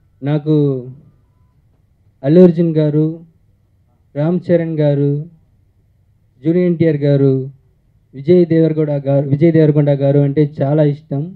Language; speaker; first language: Telugu; early bilingual, heritage; Telugu